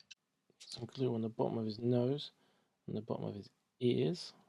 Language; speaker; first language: English; native; English